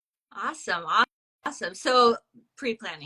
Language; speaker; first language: English; native; English